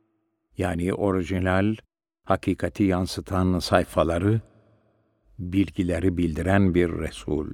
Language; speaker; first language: Turkish; native; Turkish